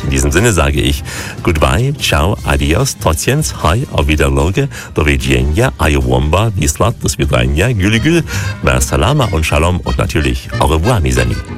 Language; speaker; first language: German; native; German